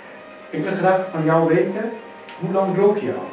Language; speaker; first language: Dutch; non-native, fluent; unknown